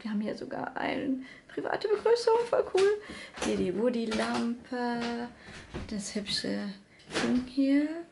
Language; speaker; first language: German; native; German